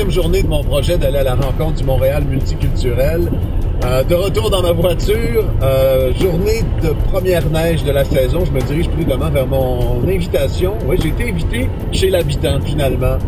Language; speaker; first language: French; native; French